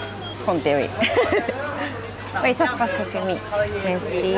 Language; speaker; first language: French; non-native, learner; Japanese